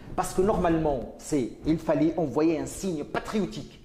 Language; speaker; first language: French; non-native, local second language; Arabic